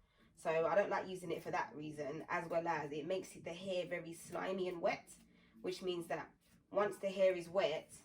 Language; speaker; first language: English; native; English